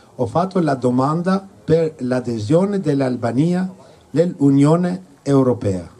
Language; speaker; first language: Italian; non-native, fluent; Albanian